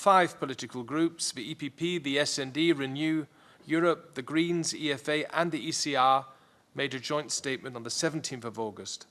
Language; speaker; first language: English; non-native, fluent; German